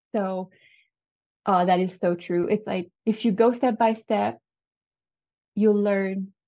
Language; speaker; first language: English; non-native, fluent; French